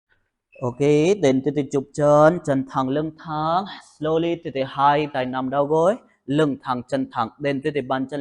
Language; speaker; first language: Vietnamese; non-native, learner; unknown